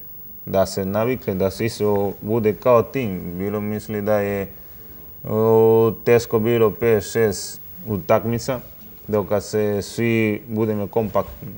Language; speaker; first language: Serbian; non-native, learner; Spanish